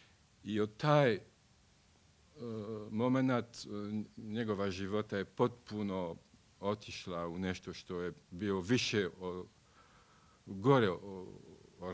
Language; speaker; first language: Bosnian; non-native, learner; French